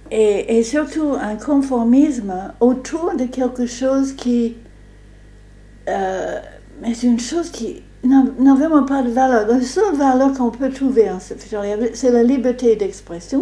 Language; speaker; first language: French; non-native, fluent; English